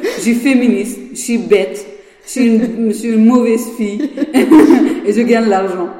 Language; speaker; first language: French; non-native, learner; Persian